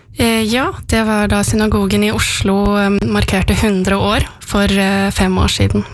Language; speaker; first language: Norwegian; native; Norwegian